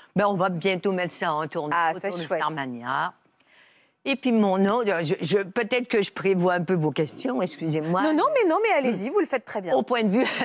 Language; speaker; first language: French; native; French